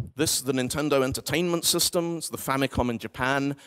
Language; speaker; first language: English; native; English